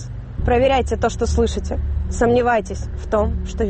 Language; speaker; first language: Russian; native; Russian